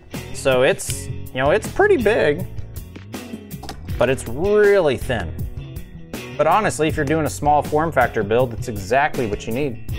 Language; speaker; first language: English; native; English